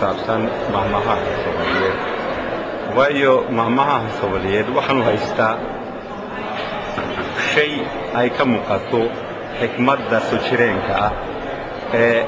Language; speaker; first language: Somali; native; Somali